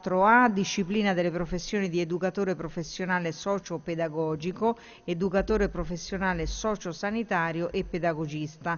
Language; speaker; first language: Italian; native; Italian